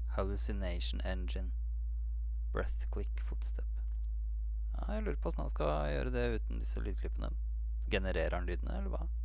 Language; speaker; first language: Norwegian; native; Norwegian